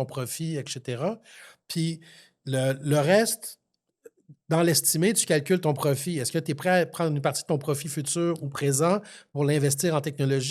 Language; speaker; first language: French; native; French